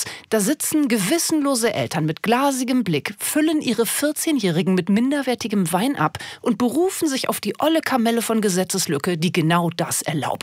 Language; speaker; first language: German; native; German